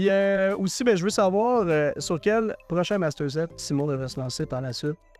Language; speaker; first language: French; native; French